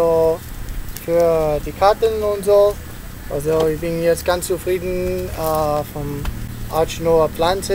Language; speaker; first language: German; non-native, learner; Italian